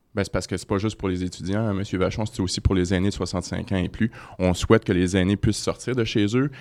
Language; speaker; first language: French; native; French